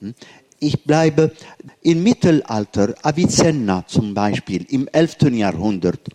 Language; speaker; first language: German; non-native, fluent; Arabic